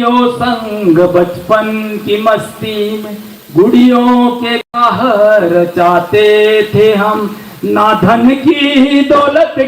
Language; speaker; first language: Hindi; non-native, local second language; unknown